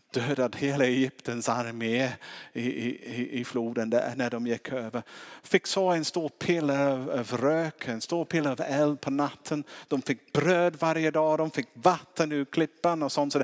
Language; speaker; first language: Swedish; non-native, fluent; English